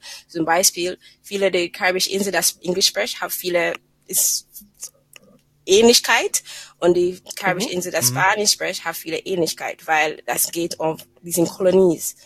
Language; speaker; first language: German; non-native, fluent; English